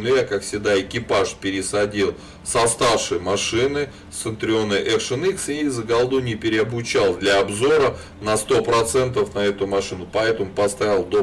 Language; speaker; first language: Russian; native; Russian